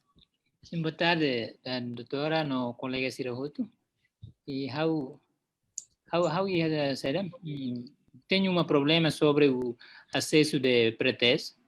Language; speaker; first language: Portuguese; non-native, local second language; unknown